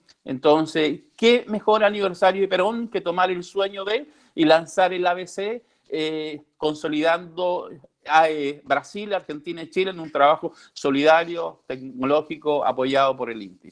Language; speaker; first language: Spanish; native; Spanish